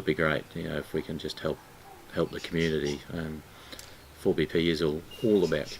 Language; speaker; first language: English; native; English